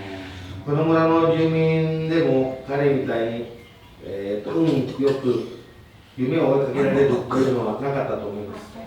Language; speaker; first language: Japanese; non-native, fluent; Indonesian